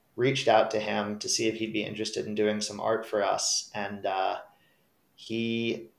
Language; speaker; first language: English; native; English